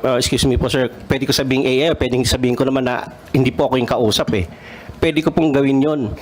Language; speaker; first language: Filipino; non-native, local second language; Cebuano